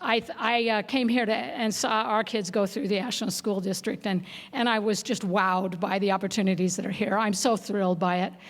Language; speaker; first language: English; native; English